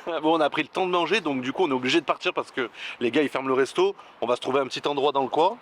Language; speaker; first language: French; native; French